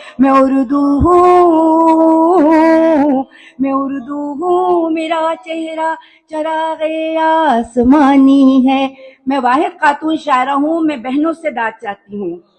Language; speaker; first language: Urdu; native; Urdu